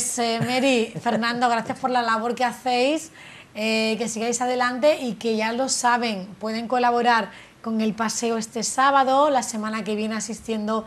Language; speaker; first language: Spanish; native; Spanish